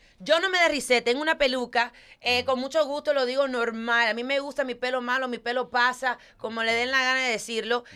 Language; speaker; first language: Spanish; early bilingual, heritage; Spanish